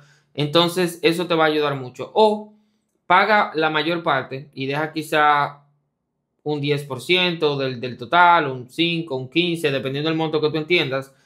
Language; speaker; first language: Spanish; native; Spanish